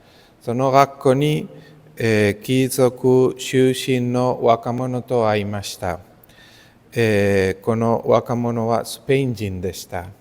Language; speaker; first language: Japanese; non-native, learner; Spanish